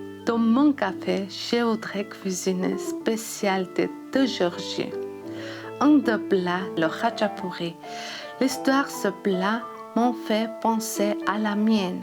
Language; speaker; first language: French; non-native, learner; Georgian